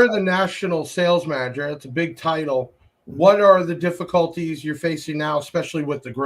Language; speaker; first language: English; native; English